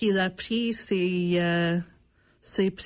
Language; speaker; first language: French; non-native, local second language; English